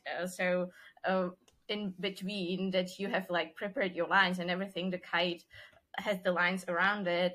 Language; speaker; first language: English; non-native, fluent; Czech